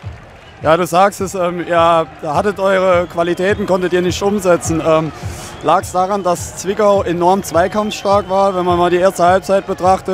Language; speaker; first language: German; native; German